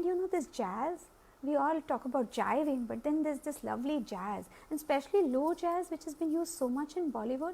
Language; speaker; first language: English; non-native, local second language; Hindi